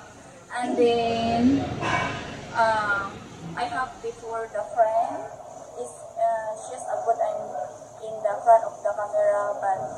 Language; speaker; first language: English; non-native, learner; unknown